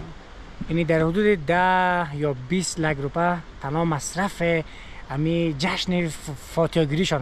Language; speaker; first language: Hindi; non-native, learner; Persian